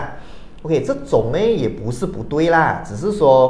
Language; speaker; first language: Chinese; native; Chinese